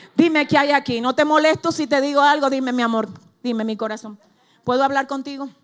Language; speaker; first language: Spanish; native; Spanish